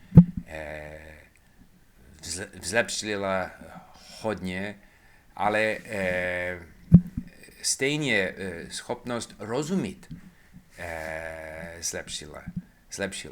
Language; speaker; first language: Czech; non-native, learner; English